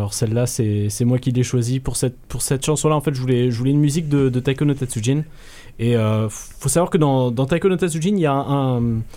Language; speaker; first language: French; native; French